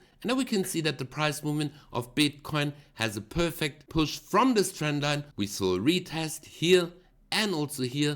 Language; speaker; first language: English; non-native, fluent; German